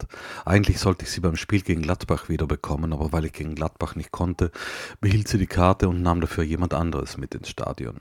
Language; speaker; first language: German; native; German